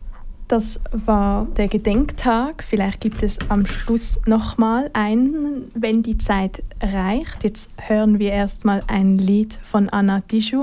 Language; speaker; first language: German; native; German